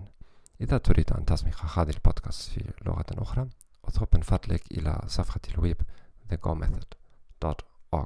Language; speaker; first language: Arabic; non-native, learner; German